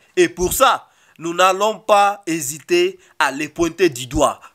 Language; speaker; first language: French; non-native, local second language; Swahili